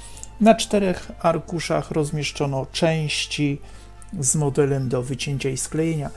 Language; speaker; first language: Polish; native; Polish